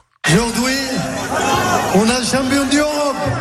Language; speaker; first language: French; non-native, learner; Arabic